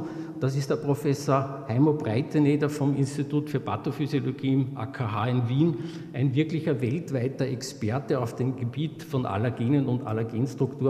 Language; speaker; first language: German; native; German